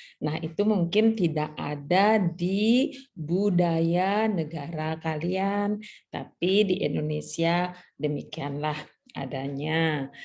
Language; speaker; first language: Indonesian; native; Indonesian